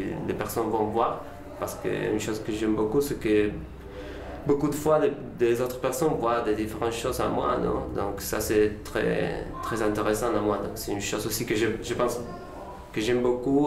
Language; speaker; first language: French; non-native, learner; Spanish